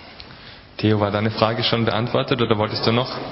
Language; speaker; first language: German; native; German